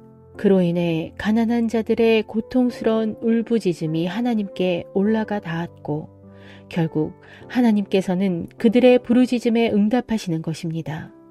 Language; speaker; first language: Korean; native; Korean